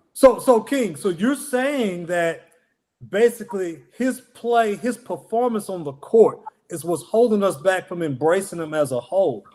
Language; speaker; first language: English; native; English